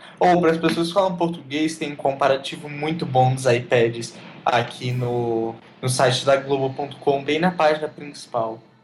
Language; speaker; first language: Portuguese; native; Portuguese